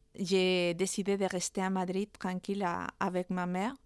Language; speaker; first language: French; non-native, fluent; Spanish